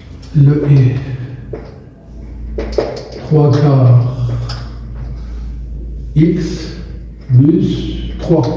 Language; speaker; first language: French; non-native, local second language; Arabic